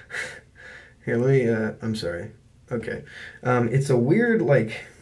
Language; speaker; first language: English; native; English